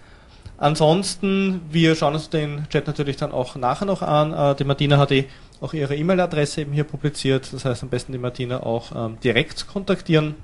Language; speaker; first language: German; native; German